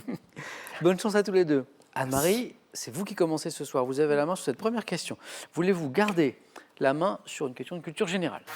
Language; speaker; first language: French; native; French